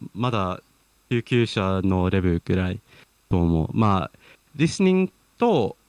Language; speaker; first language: Japanese; non-native, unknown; English